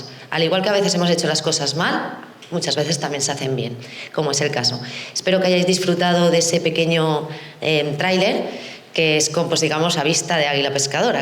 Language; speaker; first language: Spanish; native; Spanish